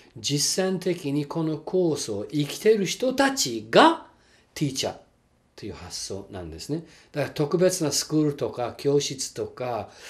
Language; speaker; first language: Japanese; non-native, fluent; English